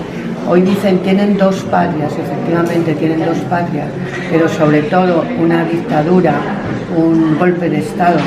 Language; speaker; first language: Spanish; native; Spanish